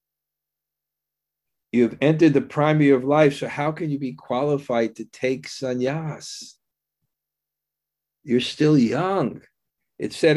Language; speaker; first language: English; native; English